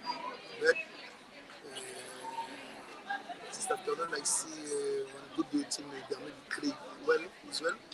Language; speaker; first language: English; non-native, learner; French